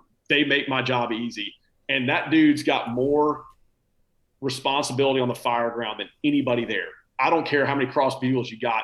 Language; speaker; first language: English; native; English